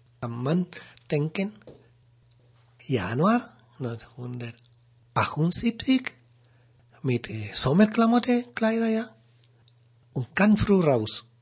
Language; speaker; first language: German; non-native, learner; Spanish